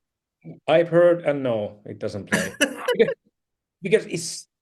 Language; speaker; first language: English; non-native, fluent; Finnish